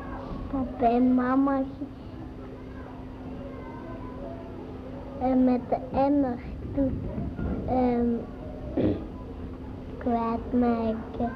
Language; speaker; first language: Dutch; early bilingual, other home language; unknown